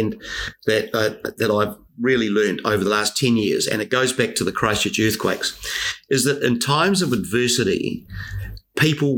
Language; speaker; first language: English; native; English